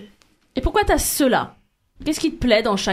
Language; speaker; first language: French; native; French